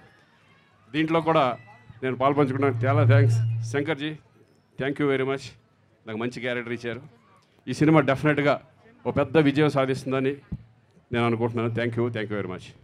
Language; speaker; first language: Telugu; native; Telugu